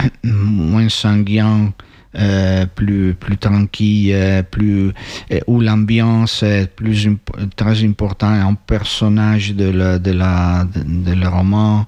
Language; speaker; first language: French; non-native, fluent; Italian